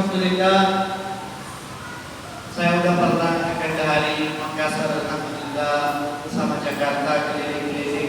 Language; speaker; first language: Indonesian; non-native, learner; Urdu